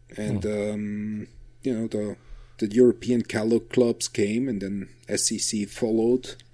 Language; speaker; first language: English; non-native, fluent; Dutch